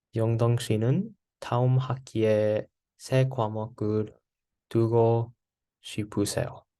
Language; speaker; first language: Korean; non-native, learner; English